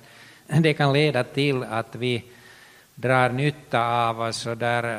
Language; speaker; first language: Swedish; non-native, local second language; Finnish